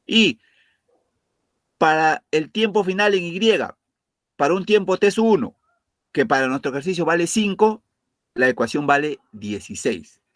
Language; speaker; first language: Spanish; native; Spanish